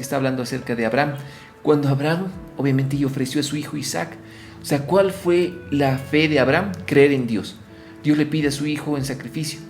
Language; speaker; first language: Spanish; native; Spanish